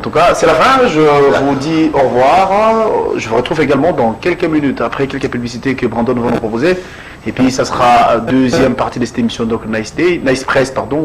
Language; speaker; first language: French; non-native, local second language; Lingala